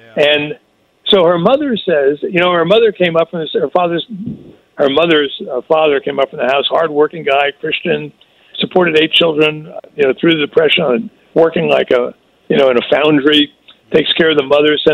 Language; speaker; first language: English; native; English